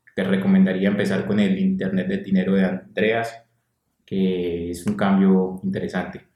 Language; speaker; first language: Spanish; native; Spanish